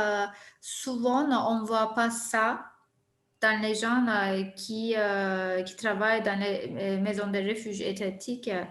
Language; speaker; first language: French; non-native, fluent; Turkish